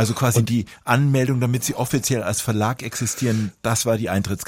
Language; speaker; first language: German; native; German